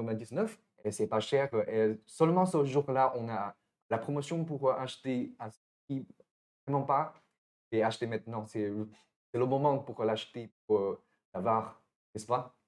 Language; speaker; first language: French; non-native, fluent; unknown